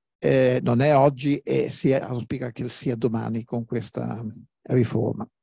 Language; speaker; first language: Italian; native; Italian